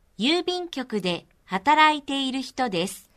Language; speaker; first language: Japanese; non-native, fluent; Korean